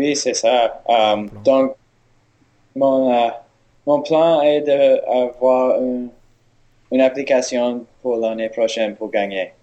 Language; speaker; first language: French; non-native, learner; English